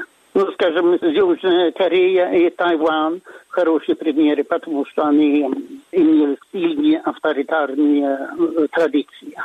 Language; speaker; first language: Russian; non-native, fluent; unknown